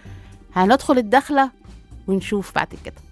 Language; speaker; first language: Arabic; native; Arabic